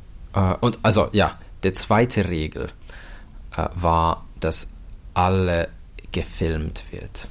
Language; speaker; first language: German; non-native, fluent; Finnish